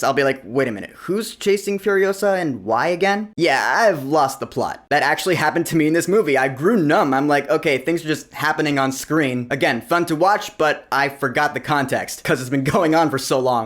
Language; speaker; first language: English; native; English